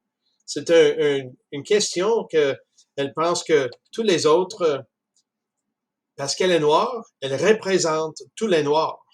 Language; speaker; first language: French; non-native, fluent; English